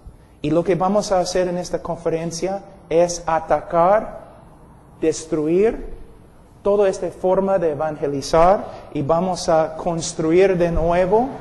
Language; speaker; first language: Spanish; non-native, fluent; English